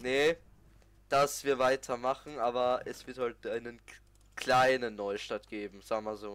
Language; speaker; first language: German; native; German